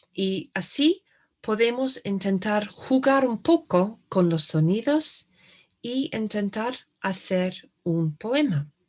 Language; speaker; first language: Spanish; non-native, fluent; English